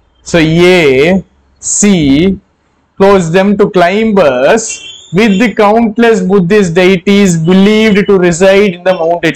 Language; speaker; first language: English; non-native, local second language; Tamil